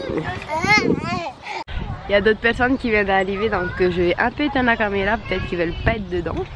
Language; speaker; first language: French; native; French